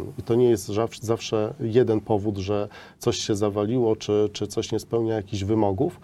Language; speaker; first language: Polish; native; Polish